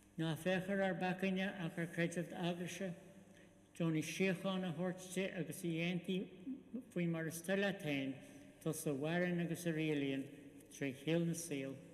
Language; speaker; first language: Irish; non-native, local second language; English